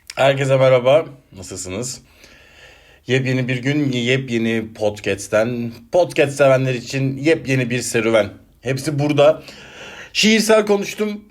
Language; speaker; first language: Turkish; native; Turkish